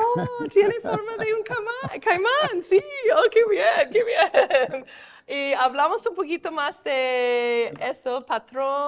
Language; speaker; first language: Spanish; non-native, fluent; English